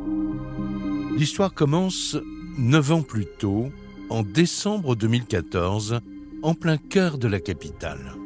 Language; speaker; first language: French; native; French